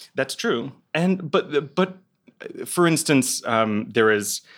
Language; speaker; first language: English; native; English